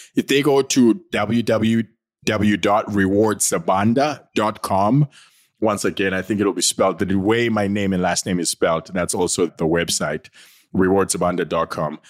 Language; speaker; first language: English; non-native, local second language; North Ndebele